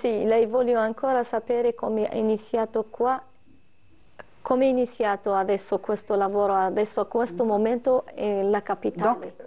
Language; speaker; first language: Italian; non-native, learner; Arabic